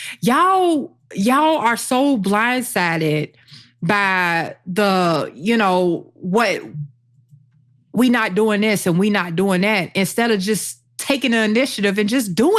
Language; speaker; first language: English; native; English